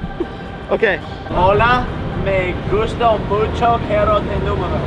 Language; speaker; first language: Spanish; non-native, learner; English